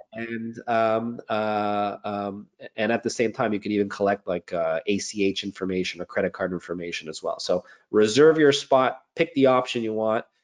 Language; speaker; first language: English; native; English